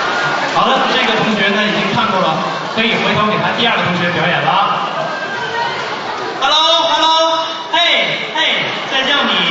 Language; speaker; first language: Chinese; native; Chinese